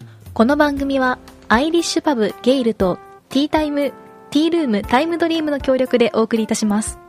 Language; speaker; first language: Japanese; native; Japanese